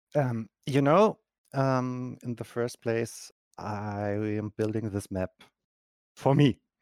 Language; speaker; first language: English; non-native, fluent; German